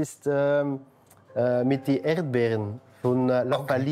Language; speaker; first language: German; non-native, learner; Dutch